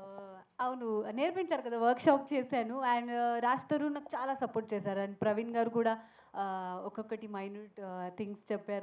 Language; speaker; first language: Telugu; non-native, learner; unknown